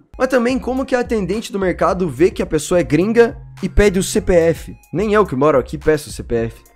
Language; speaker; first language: Portuguese; native; Portuguese